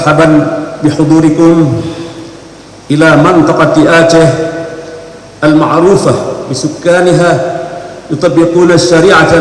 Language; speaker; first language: Arabic; non-native, fluent; Indonesian